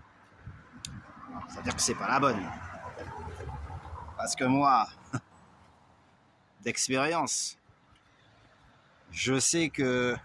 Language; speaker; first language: French; native; French